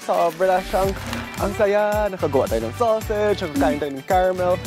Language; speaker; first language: Filipino; early bilingual, other home language; Min Nan Chinese